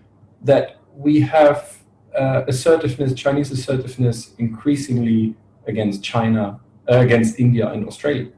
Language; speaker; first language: English; non-native, fluent; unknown